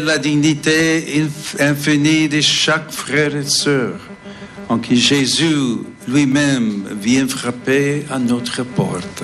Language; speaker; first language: French; non-native, fluent; English